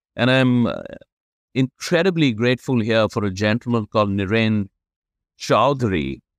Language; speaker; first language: English; non-native, local second language; Hindi